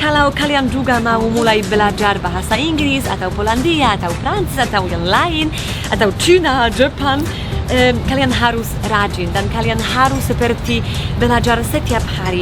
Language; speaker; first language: Indonesian; non-native, fluent; Polish